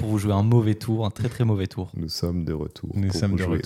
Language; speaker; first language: French; native; French